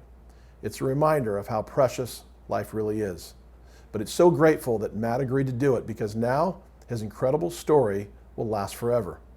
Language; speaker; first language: English; native; English